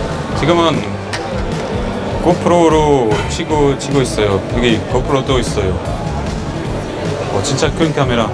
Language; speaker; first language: Korean; non-native, learner; French